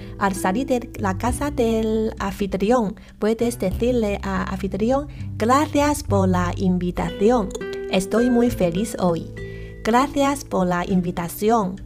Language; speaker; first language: Spanish; non-native, learner; Chinese